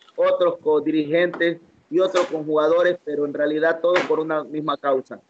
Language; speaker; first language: Spanish; native; Spanish